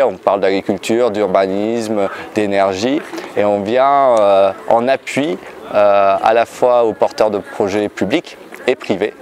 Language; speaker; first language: French; native; French